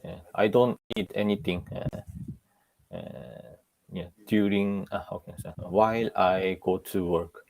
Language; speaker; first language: English; non-native, learner; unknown